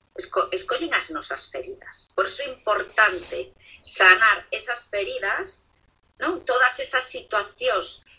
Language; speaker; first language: Galician; non-native, local second language; Spanish